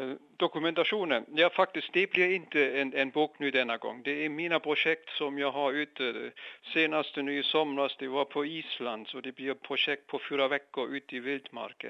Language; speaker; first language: Swedish; non-native, fluent; German